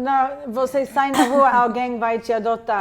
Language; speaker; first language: Portuguese; non-native, fluent; English